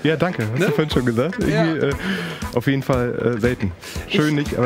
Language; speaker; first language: German; native; German